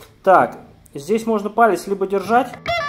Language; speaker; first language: Russian; native; Russian